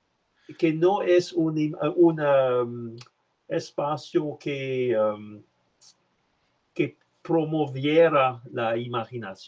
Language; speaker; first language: Spanish; non-native, learner; French